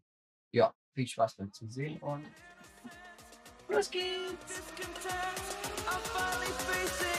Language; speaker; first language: German; native; German